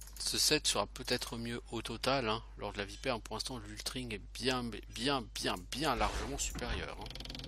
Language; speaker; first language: French; native; French